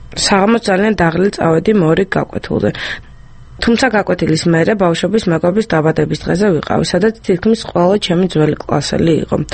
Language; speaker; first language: Georgian; early bilingual, other home language; French